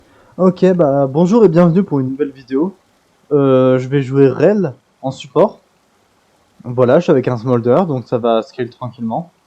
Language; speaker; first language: French; native; French